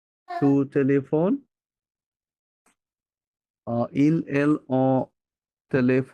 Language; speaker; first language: French; non-native, learner; Bangla